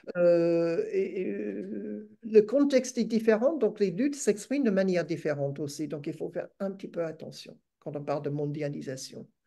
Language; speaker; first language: French; non-native, fluent; English